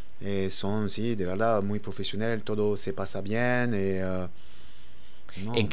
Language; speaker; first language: Spanish; non-native, learner; French